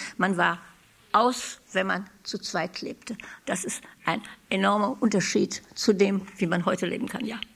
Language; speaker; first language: German; native; German